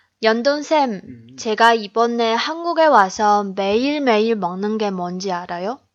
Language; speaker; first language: Korean; non-native, fluent; Chinese